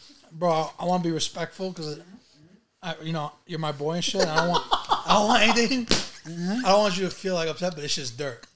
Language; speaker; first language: English; early bilingual, other home language; Italian